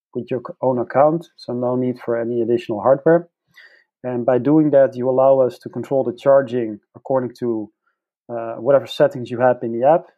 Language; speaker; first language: English; non-native, fluent; Dutch